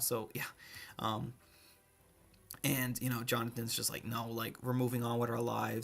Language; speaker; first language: English; native; English